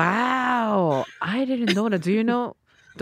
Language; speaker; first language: English; non-native, learner; Japanese